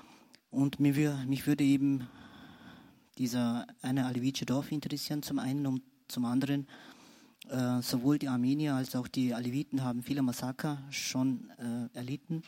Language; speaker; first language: German; non-native, fluent; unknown